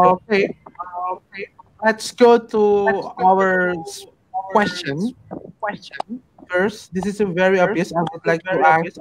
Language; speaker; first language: English; non-native, fluent; Indonesian